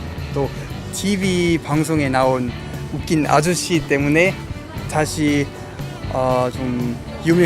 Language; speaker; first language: Korean; non-native, fluent; Luxembourgish